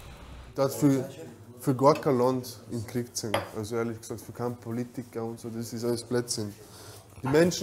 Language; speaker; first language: German; early bilingual, other home language; Bosnian